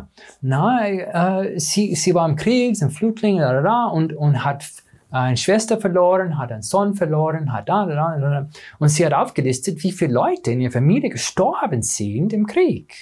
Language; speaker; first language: German; non-native, fluent; English